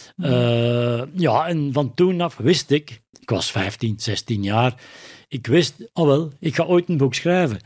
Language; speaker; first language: Dutch; native; Dutch